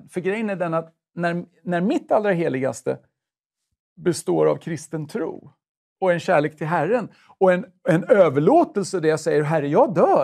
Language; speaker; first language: Swedish; native; Swedish